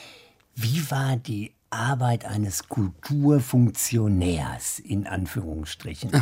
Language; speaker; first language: German; native; German